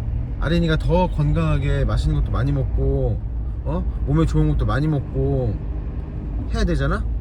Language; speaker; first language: Korean; native; Korean